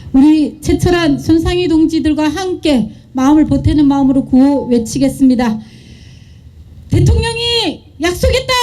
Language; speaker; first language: Korean; native; Korean